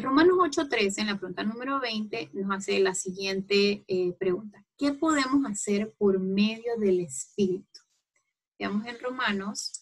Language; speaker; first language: Spanish; native; Spanish